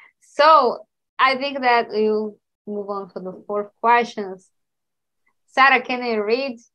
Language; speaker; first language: English; non-native, learner; Portuguese